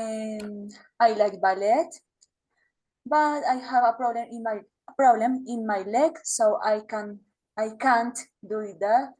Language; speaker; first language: English; non-native, learner; Spanish